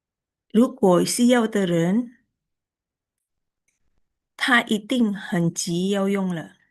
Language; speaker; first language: Chinese; early bilingual, heritage; Chinese